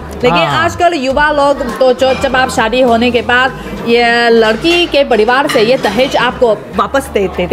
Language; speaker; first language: Hindi; non-native, fluent; Chinese